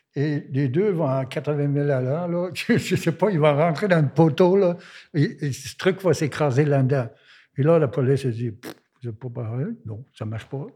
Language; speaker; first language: French; non-native, fluent; German